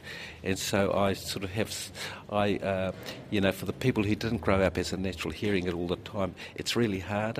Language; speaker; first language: English; native; English